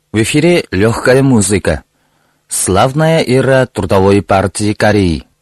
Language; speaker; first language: Russian; non-native, fluent; Korean